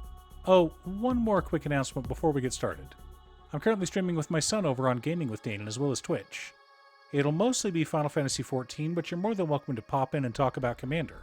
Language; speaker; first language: English; native; English